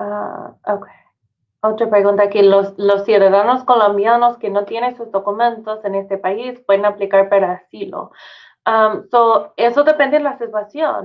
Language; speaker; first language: Spanish; non-native, fluent; English